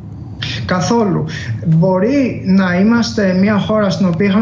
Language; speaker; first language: Greek; native; Greek